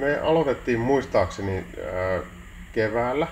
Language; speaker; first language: Finnish; native; Finnish